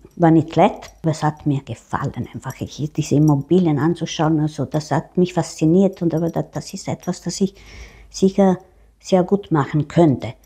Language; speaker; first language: German; non-native, fluent; Italian